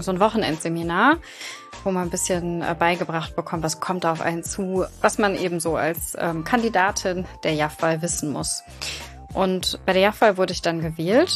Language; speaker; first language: German; native; German